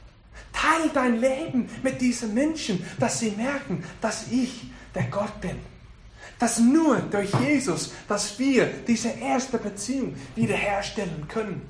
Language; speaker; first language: German; non-native, fluent; English